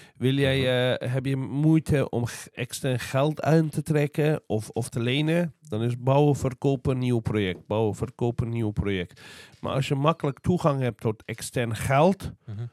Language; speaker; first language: Dutch; non-native, fluent; Azerbaijani